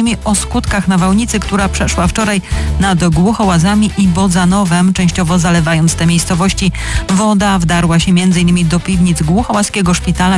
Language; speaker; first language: Polish; native; Polish